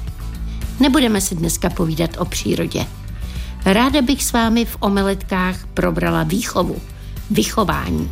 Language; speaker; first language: Czech; native; Czech